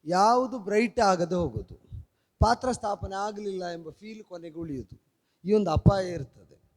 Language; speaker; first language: Kannada; native; Kannada